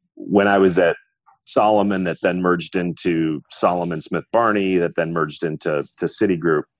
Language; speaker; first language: English; native; English